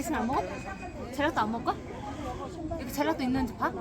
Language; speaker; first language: Korean; native; Korean